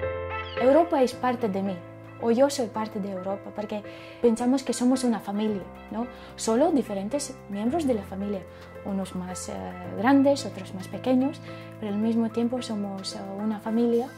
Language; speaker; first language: Spanish; non-native, fluent; Latvian